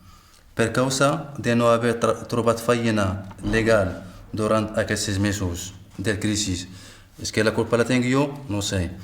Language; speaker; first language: Catalan; non-native, fluent; Arabic